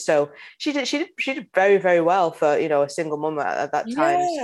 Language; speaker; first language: English; native; English